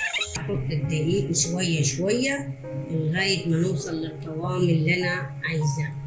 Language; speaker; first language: Arabic; native; Arabic